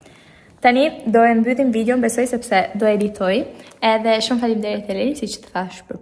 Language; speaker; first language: Albanian; early bilingual, heritage; Albanian